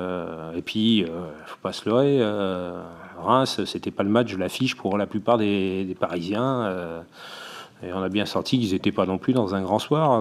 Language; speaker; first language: French; native; French